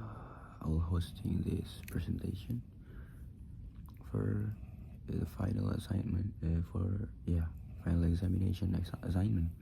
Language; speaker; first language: English; non-native, local second language; Indonesian